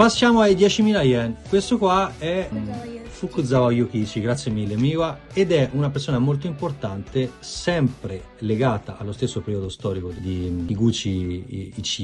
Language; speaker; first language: Italian; native; Italian